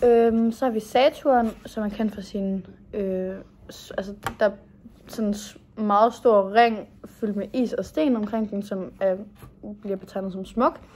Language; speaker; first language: Danish; native; Danish